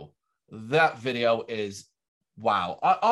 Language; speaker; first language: English; native; English